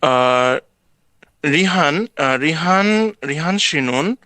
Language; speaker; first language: Korean; non-native, learner; Bangla